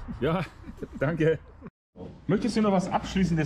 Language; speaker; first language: German; native; German